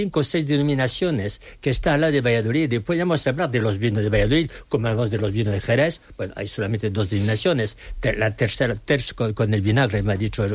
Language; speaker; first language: Spanish; non-native, fluent; French